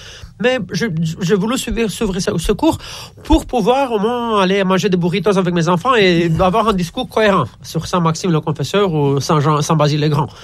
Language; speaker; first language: French; non-native, fluent; Romanian